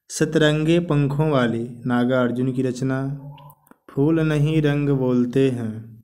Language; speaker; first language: Hindi; native; Hindi